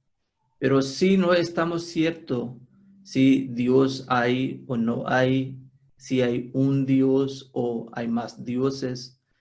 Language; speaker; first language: Spanish; non-native, fluent; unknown